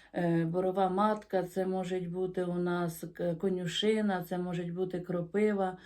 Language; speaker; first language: Ukrainian; non-native, local second language; Russian